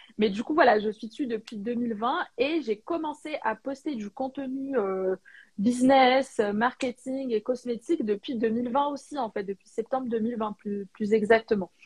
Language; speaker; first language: French; non-native, local second language; Arabic